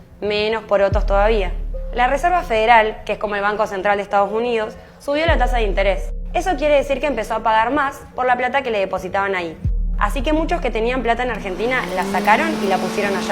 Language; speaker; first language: Spanish; native; Spanish